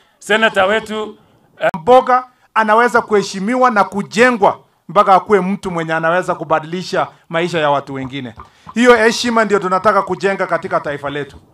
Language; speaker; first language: Swahili; non-native, local second language; Kalenjin